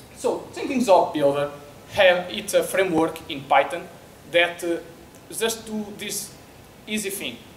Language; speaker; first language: English; non-native, learner; Portuguese